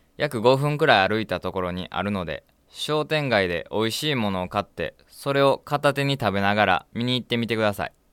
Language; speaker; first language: Japanese; native; Japanese